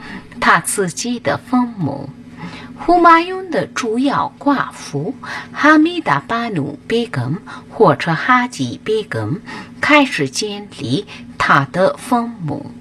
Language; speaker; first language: Chinese; non-native, learner; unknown